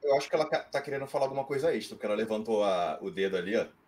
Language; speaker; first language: Portuguese; native; Portuguese